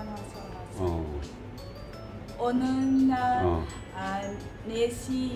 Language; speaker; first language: Korean; non-native, learner; Vietnamese